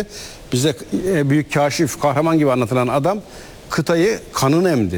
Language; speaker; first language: Turkish; native; Turkish